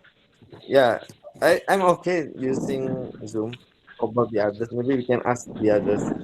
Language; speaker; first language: English; non-native, learner; Indonesian